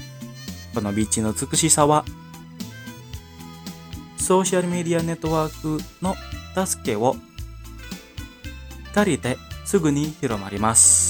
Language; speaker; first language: Japanese; non-native, fluent; Indonesian